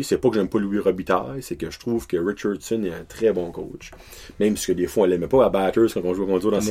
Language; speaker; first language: French; native; French